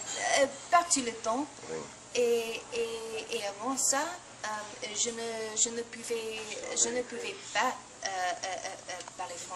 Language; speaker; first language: French; non-native, learner; English